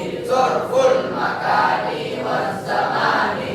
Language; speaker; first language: Arabic; non-native, learner; Indonesian